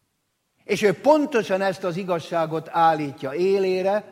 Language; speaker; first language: Hungarian; native; Hungarian